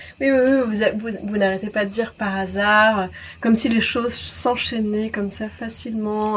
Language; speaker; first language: French; native; French